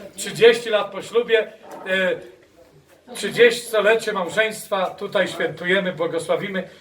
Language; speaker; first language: Polish; non-native, learner; Arabic